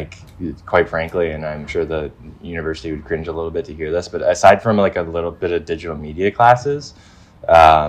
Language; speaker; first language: English; native; English